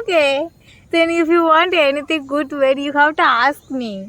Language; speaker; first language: English; non-native, local second language; Tamil